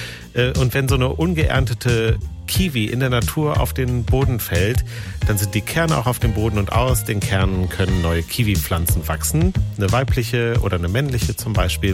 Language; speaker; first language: German; native; German